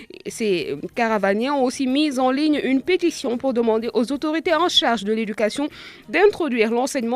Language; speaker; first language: French; non-native, local second language; Wolof